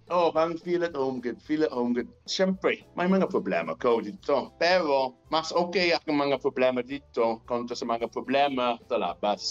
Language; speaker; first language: Filipino; non-native, learner; English